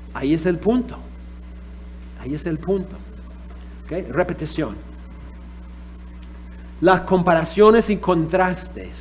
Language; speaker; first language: Spanish; non-native, fluent; English